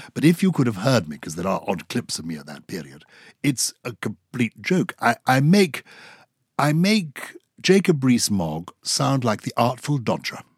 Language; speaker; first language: English; native; English